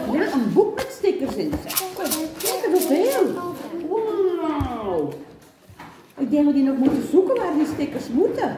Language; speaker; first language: Dutch; native; Dutch